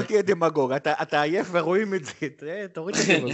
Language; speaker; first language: Hebrew; native; Hebrew